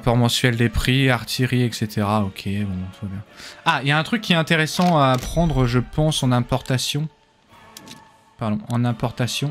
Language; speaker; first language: French; native; French